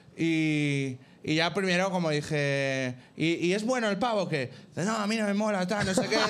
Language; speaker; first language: Spanish; native; Spanish